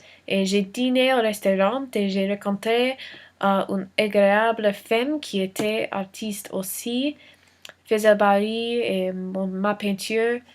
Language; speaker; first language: French; non-native, learner; English